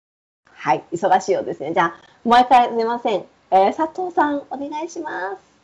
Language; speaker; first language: Japanese; native; Japanese